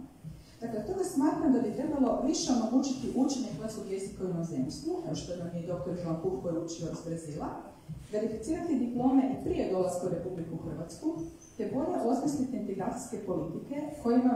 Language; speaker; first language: Croatian; native; Croatian